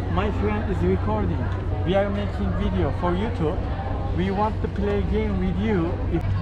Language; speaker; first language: English; non-native, learner; Turkish